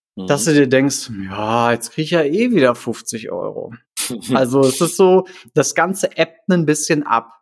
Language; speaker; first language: German; native; German